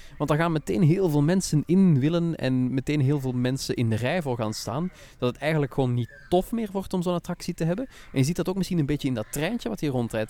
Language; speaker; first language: Dutch; native; Dutch